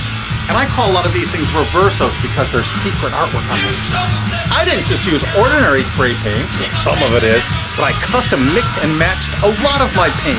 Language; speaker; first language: English; native; English